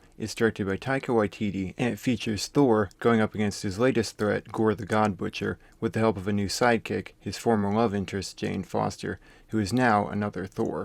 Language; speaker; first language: English; native; English